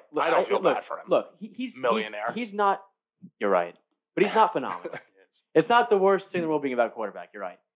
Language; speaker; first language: English; native; English